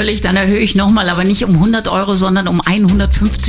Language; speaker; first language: German; native; German